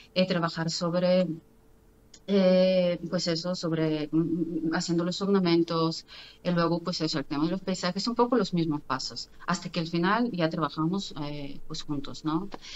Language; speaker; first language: Spanish; non-native, fluent; Bulgarian